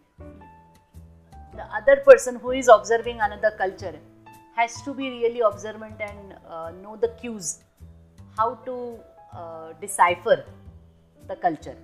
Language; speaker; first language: English; non-native, local second language; Marathi